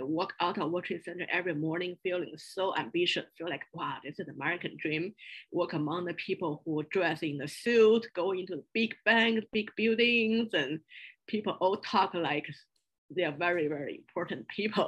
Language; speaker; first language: English; non-native, fluent; Chinese